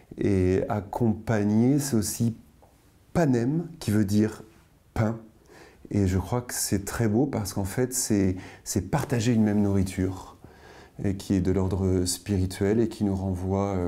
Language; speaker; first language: French; native; French